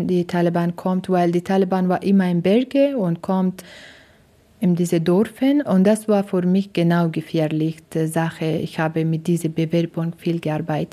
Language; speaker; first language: German; non-native, learner; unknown